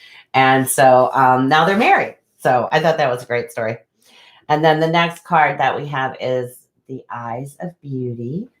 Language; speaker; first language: English; native; English